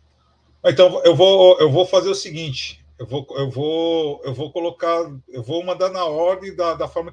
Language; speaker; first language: Portuguese; native; Portuguese